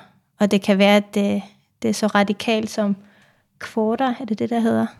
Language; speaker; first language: Danish; non-native, fluent; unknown